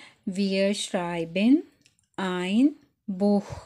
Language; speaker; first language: German; non-native, fluent; Urdu